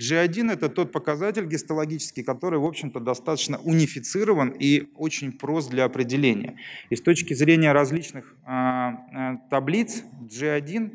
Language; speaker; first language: Russian; native; Russian